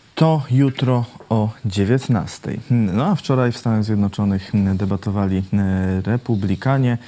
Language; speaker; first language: Polish; native; Polish